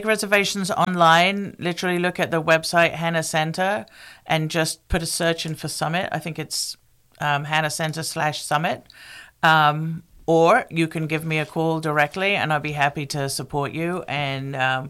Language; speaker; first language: English; native; English